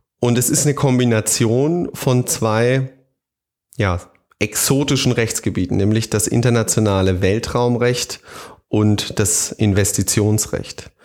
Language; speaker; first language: German; native; German